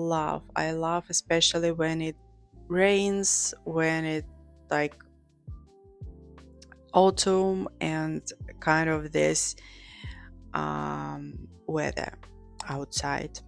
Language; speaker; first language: English; non-native, fluent; Georgian